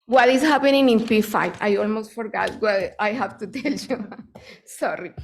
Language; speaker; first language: English; non-native, fluent; Spanish